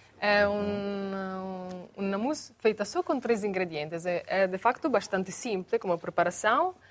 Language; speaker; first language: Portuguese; non-native, fluent; Italian